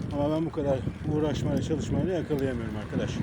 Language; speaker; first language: Turkish; native; Turkish